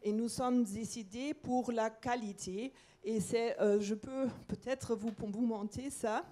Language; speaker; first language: French; non-native, fluent; German